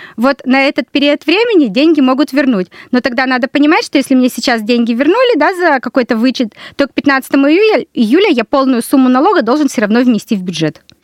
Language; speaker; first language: Russian; native; Russian